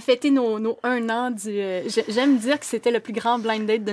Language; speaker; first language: French; native; French